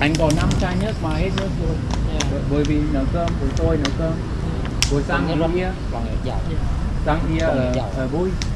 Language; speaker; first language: Vietnamese; non-native, learner; English